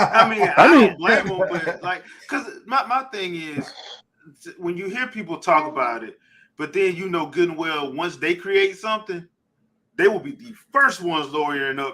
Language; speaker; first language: English; native; English